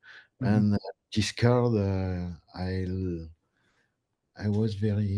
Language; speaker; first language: English; non-native, learner; French